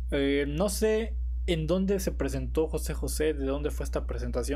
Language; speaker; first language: Spanish; native; Spanish